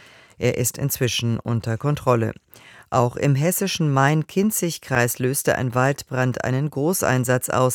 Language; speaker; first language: German; native; German